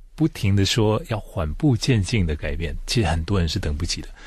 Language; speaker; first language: Chinese; native; Chinese